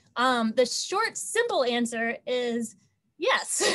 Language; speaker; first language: English; native; English